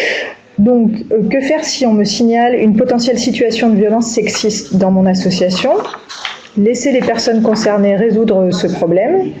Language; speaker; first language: French; native; French